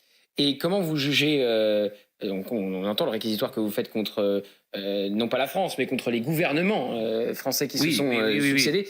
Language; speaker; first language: French; native; French